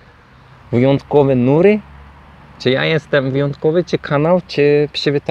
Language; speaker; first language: Polish; non-native, fluent; Turkish